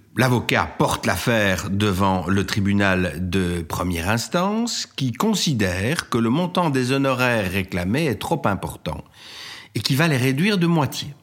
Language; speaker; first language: French; native; French